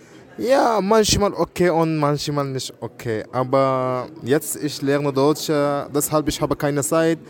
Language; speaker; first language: German; non-native, learner; Arabic